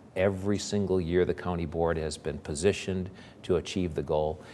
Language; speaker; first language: English; native; English